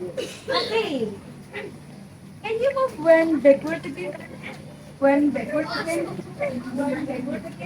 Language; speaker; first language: English; non-native, fluent; Indonesian